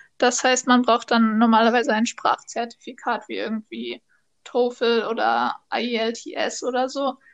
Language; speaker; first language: German; native; German